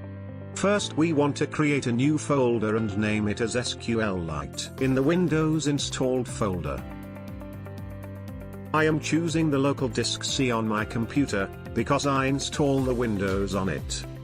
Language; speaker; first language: English; non-native, fluent; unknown